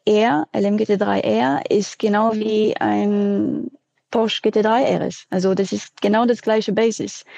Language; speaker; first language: German; non-native, fluent; French